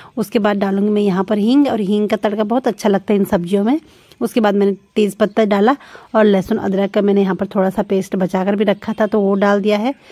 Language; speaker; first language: Hindi; native; Hindi